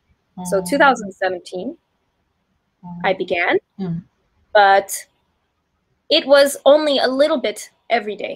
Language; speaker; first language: English; non-native, fluent; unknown